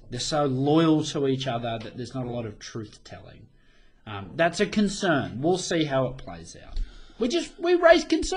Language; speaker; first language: English; native; English